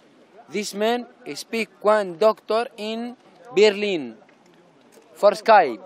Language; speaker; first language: English; non-native, learner; Arabic